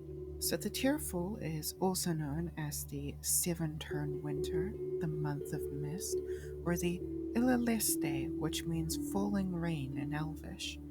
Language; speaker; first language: English; native; English